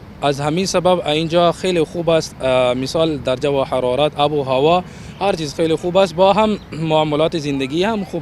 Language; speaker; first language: Persian; non-native, learner; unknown